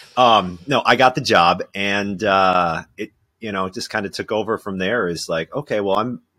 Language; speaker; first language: English; native; English